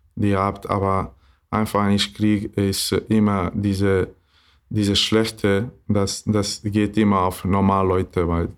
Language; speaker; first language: German; non-native, learner; Bosnian